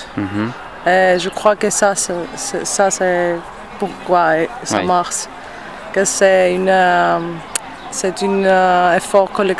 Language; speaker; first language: French; non-native, fluent; Greek